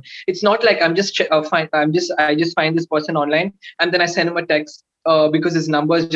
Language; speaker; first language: English; non-native, local second language; Tamil